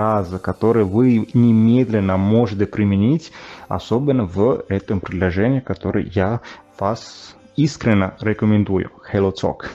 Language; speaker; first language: Russian; non-native, fluent; Italian